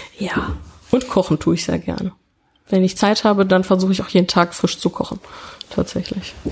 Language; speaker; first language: German; early bilingual, other home language; Italian